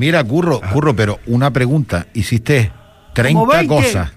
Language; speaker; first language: Spanish; native; Spanish